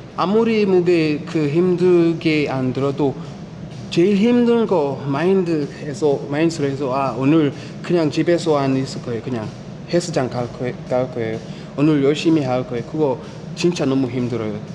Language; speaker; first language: Korean; non-native, fluent; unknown